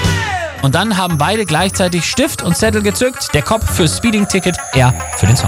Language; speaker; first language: German; native; German